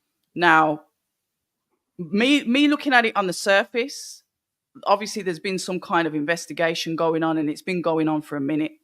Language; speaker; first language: English; native; English